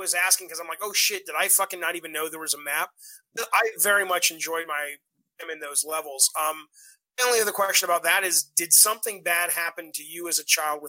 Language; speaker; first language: English; native; English